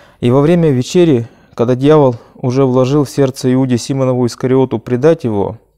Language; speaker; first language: Russian; native; Russian